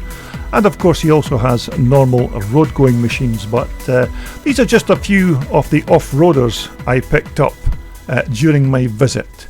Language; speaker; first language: English; native; English